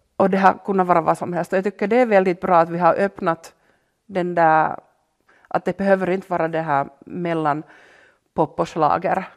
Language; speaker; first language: Swedish; non-native, local second language; Finnish